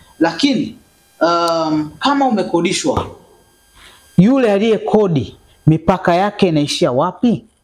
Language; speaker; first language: Swahili; native; Swahili